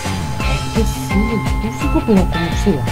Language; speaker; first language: Spanish; native; Spanish